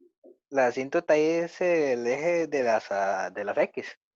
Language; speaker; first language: Spanish; native; Spanish